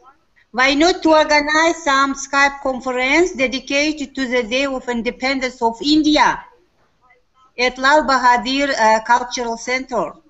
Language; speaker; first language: English; non-native, fluent; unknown